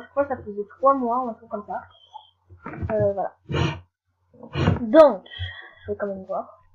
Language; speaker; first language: French; native; French